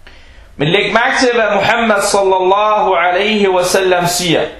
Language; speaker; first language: Danish; non-native, fluent; Arabic